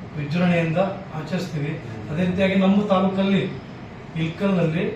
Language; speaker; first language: Kannada; non-native, local second language; Lambadi